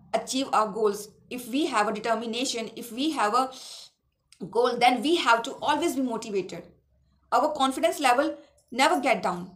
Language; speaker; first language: English; non-native, local second language; Awadhi